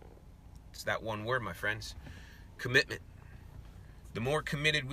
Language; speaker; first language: English; native; English